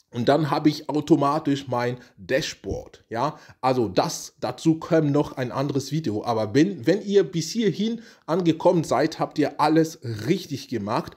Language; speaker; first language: German; non-native, fluent; French